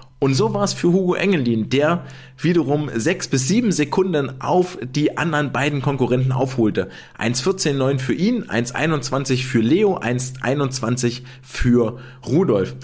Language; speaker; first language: German; native; German